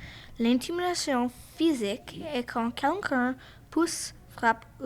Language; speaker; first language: French; non-native, local second language; English